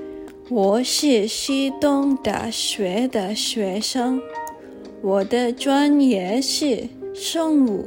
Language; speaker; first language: Chinese; early bilingual, heritage; Chinese